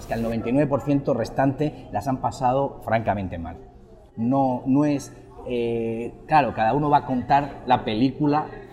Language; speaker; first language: Spanish; native; Spanish